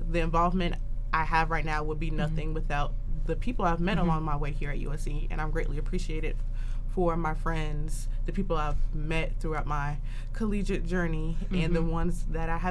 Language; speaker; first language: English; native; English